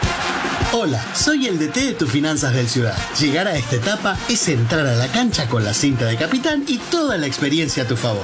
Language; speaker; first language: Spanish; native; Spanish